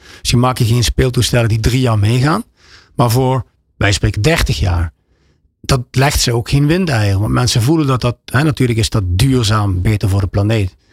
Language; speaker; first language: Dutch; native; Dutch